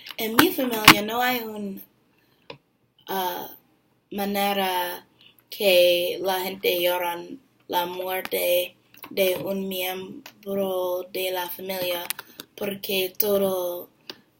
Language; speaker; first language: Spanish; non-native, learner; English